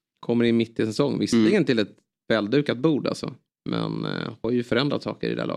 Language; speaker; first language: Swedish; native; Swedish